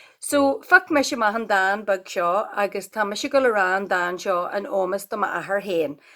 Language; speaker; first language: Irish; native; Irish